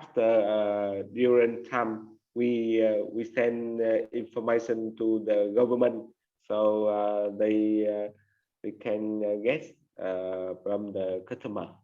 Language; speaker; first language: English; non-native, learner; Vietnamese